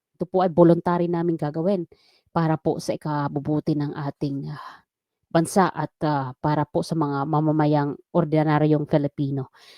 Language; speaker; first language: Filipino; non-native, local second language; Waray